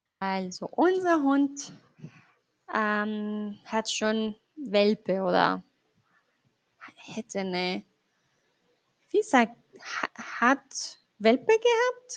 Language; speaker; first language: German; non-native, fluent; Spanish